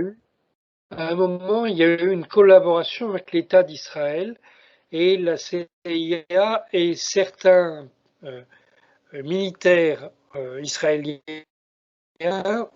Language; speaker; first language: French; native; French